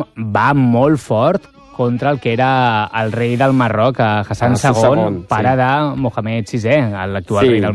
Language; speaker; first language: Catalan; native; Catalan